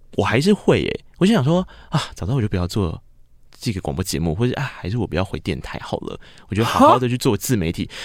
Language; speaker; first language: Chinese; non-native, local second language; Min Nan Chinese